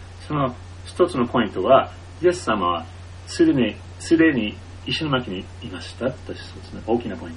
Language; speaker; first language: Japanese; non-native, fluent; English